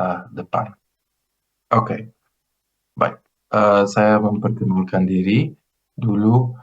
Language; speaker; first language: Indonesian; non-native, fluent; Greek